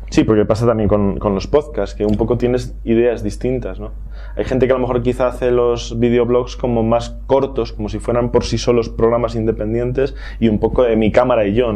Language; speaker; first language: Spanish; native; Spanish